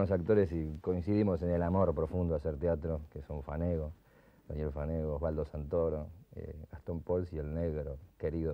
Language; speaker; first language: Spanish; native; Spanish